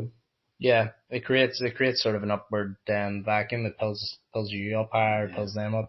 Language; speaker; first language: English; native; English